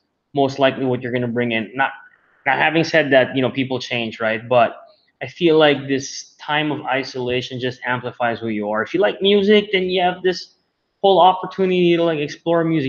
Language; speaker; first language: English; non-native, local second language; Filipino